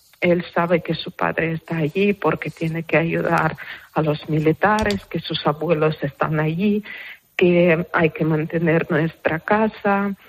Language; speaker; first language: Spanish; non-native, fluent; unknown